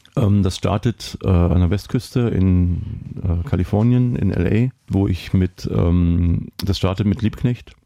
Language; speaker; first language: German; native; German